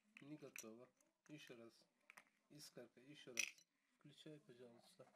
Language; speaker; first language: Russian; early bilingual, heritage; Russian